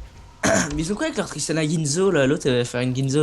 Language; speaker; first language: French; native; French